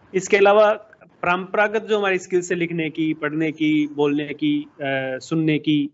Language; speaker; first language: Hindi; native; Hindi